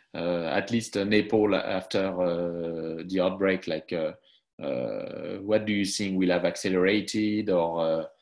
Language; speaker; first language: English; non-native, fluent; French